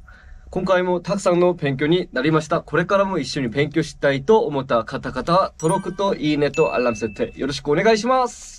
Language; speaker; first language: Japanese; non-native, fluent; Korean